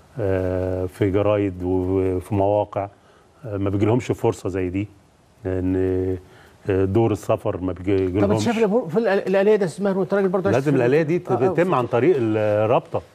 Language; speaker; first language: Arabic; native; Arabic